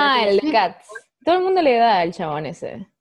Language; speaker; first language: Spanish; native; Spanish